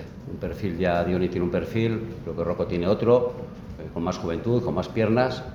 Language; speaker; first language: Spanish; native; Spanish